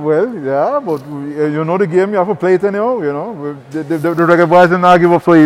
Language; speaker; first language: English; non-native, fluent; Spanish